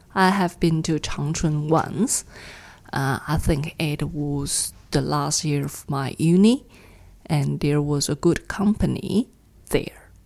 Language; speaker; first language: English; non-native, fluent; Chinese